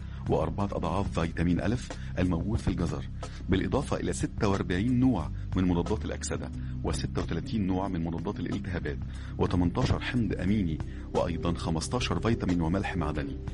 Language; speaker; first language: Arabic; native; Arabic